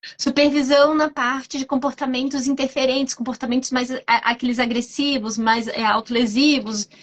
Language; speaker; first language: Portuguese; native; Portuguese